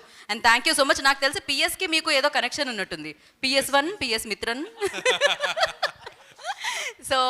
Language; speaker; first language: Telugu; native; Telugu